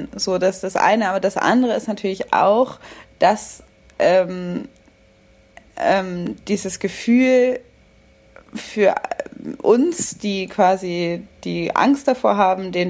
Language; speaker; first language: German; native; German